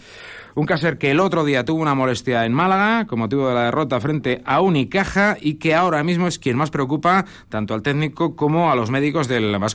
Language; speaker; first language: Spanish; native; Spanish